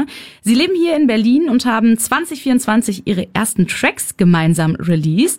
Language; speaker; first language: German; native; German